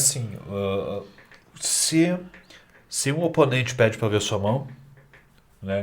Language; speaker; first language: Portuguese; native; Portuguese